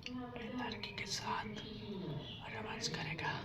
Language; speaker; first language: Hindi; non-native, learner; Bangla